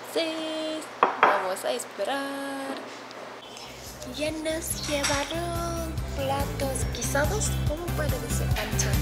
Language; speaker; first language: Spanish; non-native, learner; Korean